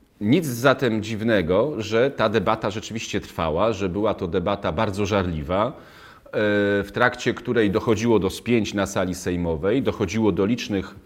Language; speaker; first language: Polish; native; Polish